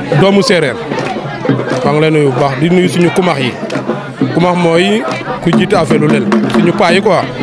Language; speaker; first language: Wolof; non-native, local second language; Serer